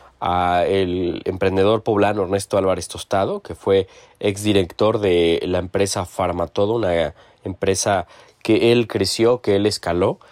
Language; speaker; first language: Spanish; native; Spanish